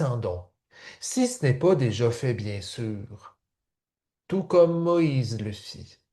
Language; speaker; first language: French; native; French